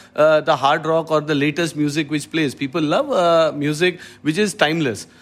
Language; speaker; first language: English; non-native, local second language; Malayalam